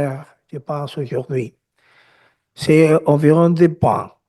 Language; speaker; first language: French; non-native, learner; Spanish